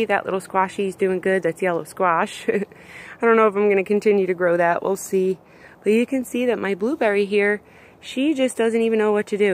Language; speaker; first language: English; native; English